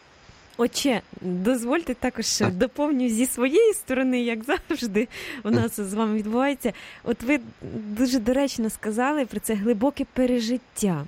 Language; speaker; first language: Ukrainian; native; Ukrainian